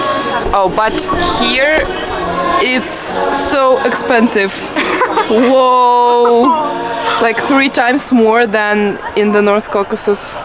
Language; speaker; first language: English; non-native, fluent; Russian